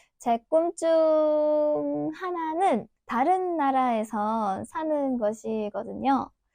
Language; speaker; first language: Korean; non-native, fluent; Turkish